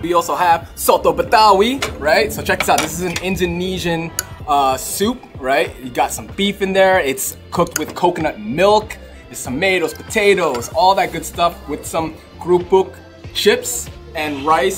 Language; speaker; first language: English; early bilingual, other home language; Indonesian